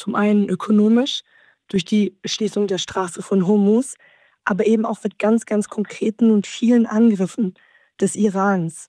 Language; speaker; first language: German; native; German